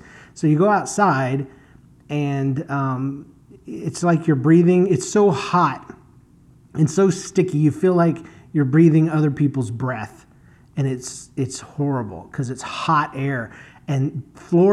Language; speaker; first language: English; native; English